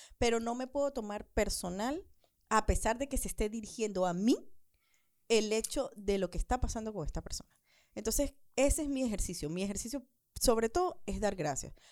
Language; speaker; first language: Spanish; native; Spanish